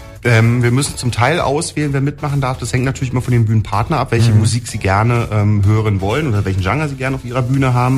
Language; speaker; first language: German; native; German